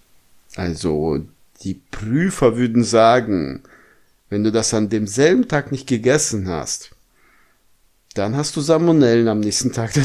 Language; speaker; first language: German; non-native, fluent; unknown